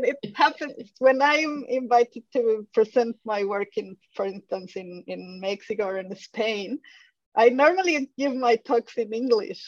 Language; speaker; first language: English; non-native, fluent; Spanish